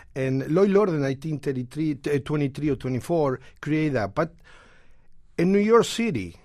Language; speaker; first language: English; non-native, fluent; Spanish